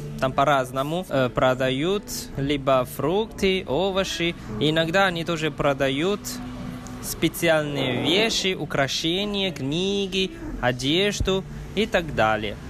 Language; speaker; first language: Russian; non-native, fluent; Chinese